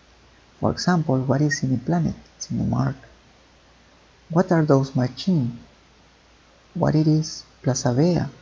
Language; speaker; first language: English; non-native, fluent; Spanish